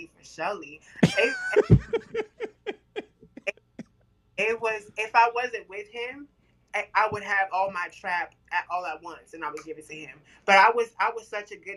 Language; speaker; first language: English; native; English